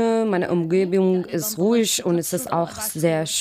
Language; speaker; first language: German; non-native, learner; Arabic